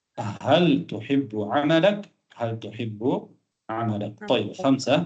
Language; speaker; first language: Arabic; non-native, fluent; Tamil